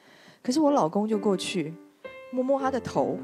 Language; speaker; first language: Chinese; native; Chinese